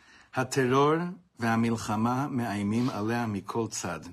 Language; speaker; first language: English; native; English